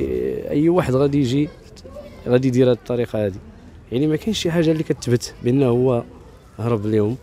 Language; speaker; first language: Arabic; native; Arabic